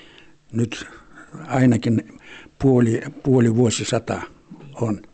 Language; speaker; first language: Finnish; early bilingual, heritage; Finnish